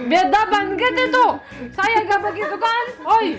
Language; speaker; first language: Indonesian; non-native, learner; Russian